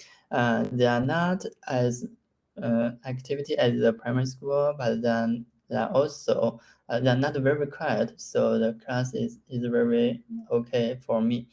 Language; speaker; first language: English; non-native, learner; Chinese